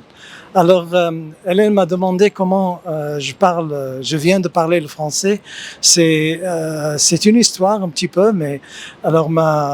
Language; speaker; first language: French; early bilingual, heritage; English